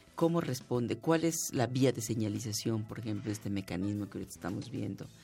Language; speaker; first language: Spanish; native; Spanish